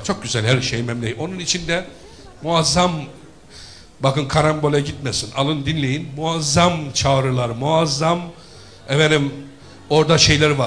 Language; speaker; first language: Turkish; native; Turkish